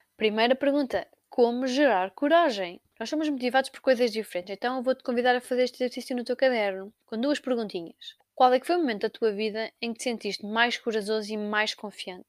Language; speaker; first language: Portuguese; native; Portuguese